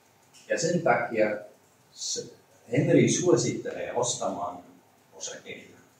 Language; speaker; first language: Finnish; non-native, learner; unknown